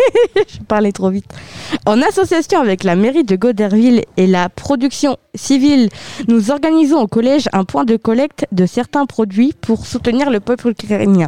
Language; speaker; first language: French; native; French